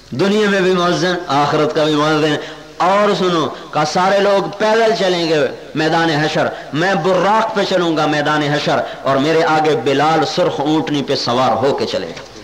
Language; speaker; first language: Urdu; non-native, local second language; Punjabi